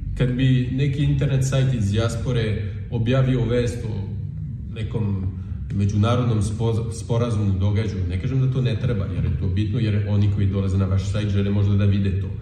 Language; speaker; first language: Serbian; non-native, fluent; French